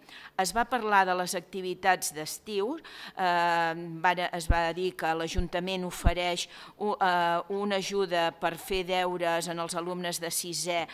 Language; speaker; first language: Catalan; native; Catalan